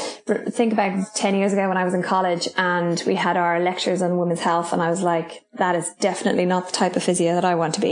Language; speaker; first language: English; native; English